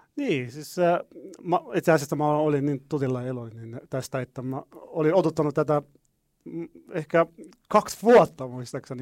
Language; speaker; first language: Finnish; non-native, learner; Arabic